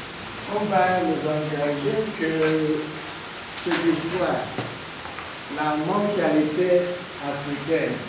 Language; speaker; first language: French; non-native, learner; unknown